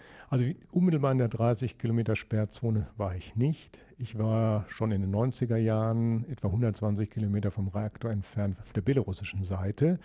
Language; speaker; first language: German; native; German